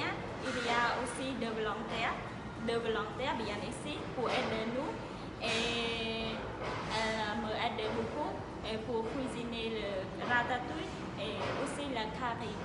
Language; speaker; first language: French; non-native, learner; Khmer